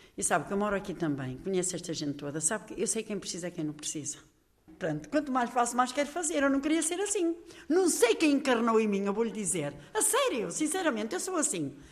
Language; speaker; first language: Portuguese; native; Portuguese